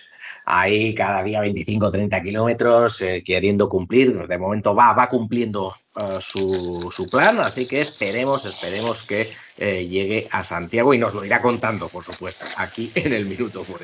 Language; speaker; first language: Spanish; native; Spanish